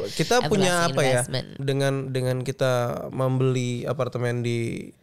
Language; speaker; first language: Indonesian; native; Indonesian